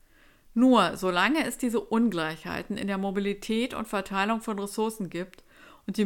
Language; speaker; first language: German; native; German